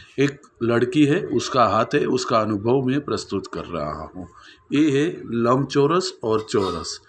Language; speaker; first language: Hindi; non-native, local second language; Gujarati